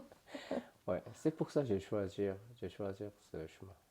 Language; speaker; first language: French; non-native, learner; Korean